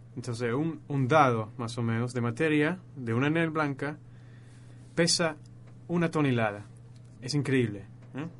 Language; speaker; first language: Spanish; non-native, fluent; English